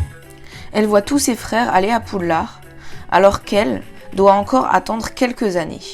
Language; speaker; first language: French; native; French